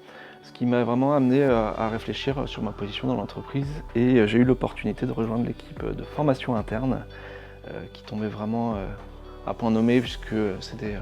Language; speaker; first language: French; native; French